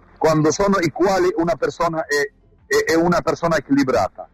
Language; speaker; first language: Italian; non-native, learner; Spanish